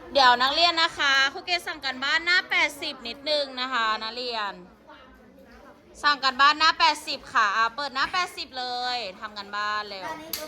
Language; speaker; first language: Thai; native; Thai